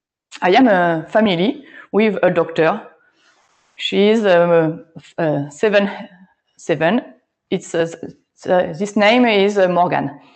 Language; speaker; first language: English; non-native, learner; French